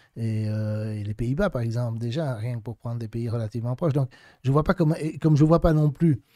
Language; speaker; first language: French; native; French